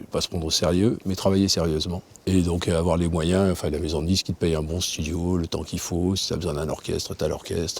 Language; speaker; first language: French; native; French